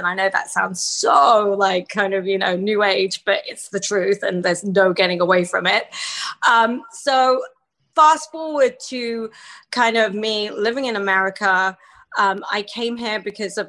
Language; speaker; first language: English; native; English